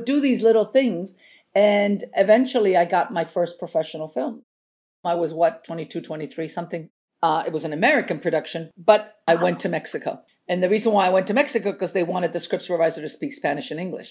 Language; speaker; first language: English; non-native, fluent; Spanish